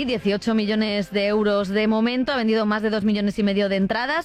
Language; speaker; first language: Spanish; native; Spanish